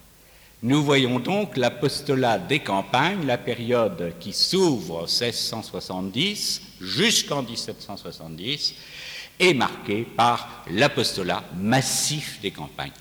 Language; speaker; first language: French; native; French